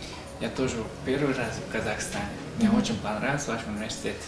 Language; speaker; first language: Russian; non-native, learner; Uzbek